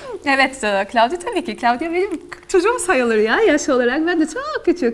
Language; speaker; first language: Turkish; non-native, fluent; Albanian